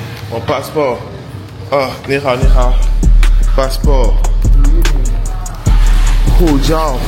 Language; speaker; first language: Chinese; non-native, fluent; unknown